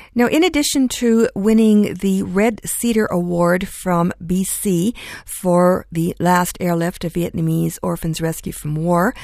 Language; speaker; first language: English; early bilingual, other home language; Ukrainian